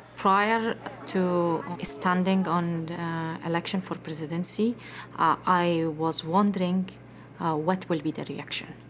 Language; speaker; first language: English; non-native, fluent; Persian